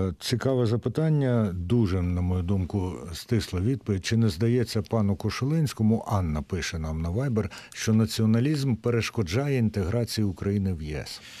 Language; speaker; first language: Ukrainian; native; Ukrainian